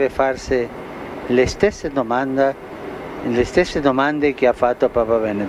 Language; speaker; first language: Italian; early bilingual, heritage; Spanish